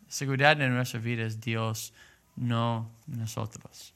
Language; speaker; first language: Spanish; non-native, learner; English